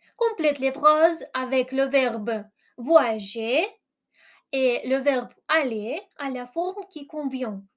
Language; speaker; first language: French; non-native, fluent; Ukrainian